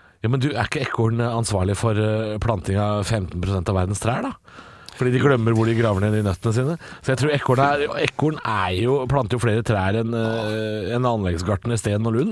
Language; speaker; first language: Norwegian; native; Norwegian